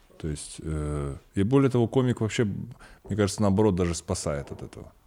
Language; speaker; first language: Russian; native; Russian